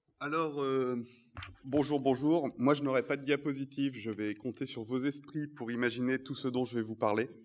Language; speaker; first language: French; native; French